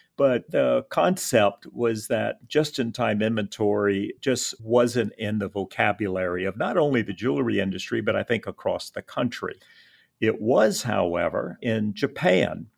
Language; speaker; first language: English; native; English